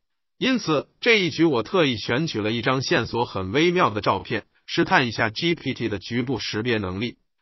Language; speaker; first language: Chinese; native; Chinese